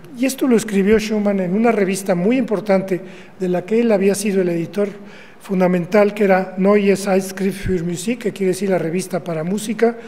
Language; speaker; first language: Spanish; native; Spanish